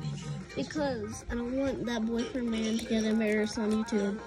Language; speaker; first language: English; native; English